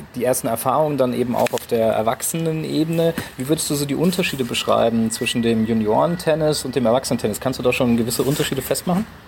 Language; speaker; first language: German; native; German